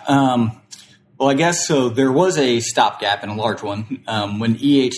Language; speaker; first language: English; native; English